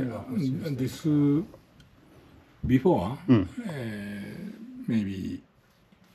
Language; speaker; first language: English; non-native, learner; Japanese